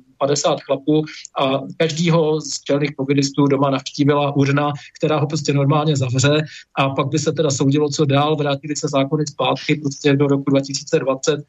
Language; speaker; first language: Czech; native; Czech